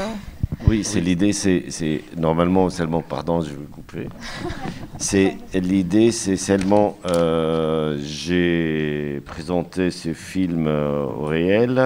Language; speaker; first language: French; non-native, fluent; Arabic